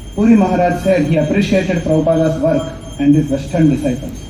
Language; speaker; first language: English; non-native, local second language; Telugu